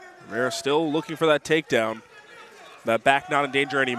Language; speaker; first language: English; native; English